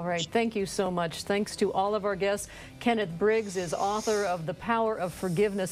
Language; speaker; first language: English; native; English